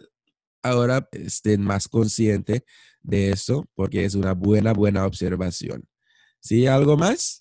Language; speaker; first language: Spanish; non-native, fluent; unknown